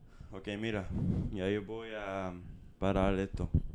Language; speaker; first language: Spanish; early bilingual, other home language; English